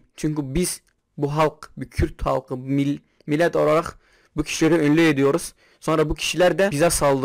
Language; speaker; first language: Turkish; non-native, local second language; Kurdish